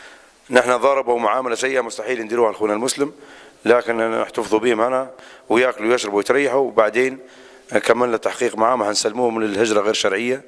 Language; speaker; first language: Arabic; native; Arabic